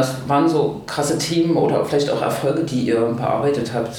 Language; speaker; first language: German; native; German